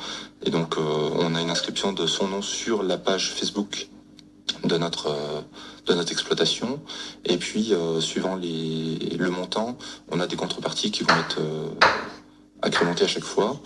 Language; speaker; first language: French; native; French